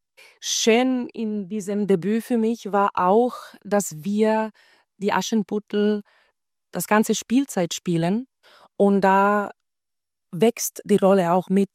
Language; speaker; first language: German; non-native, fluent; Spanish